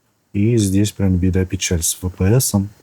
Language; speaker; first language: Russian; native; Russian